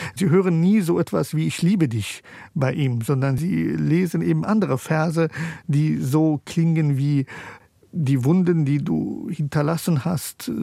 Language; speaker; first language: German; early bilingual, other home language; Persian